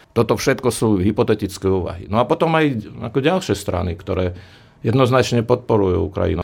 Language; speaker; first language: Slovak; early bilingual, other home language; Russian